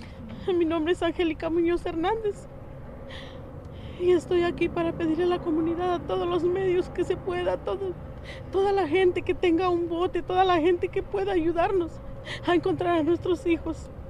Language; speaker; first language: Spanish; native; Spanish